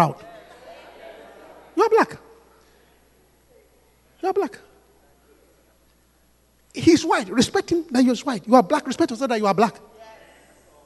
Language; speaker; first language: English; non-native, local second language; Akan